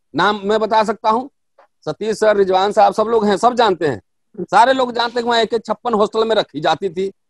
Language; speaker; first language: Hindi; native; Hindi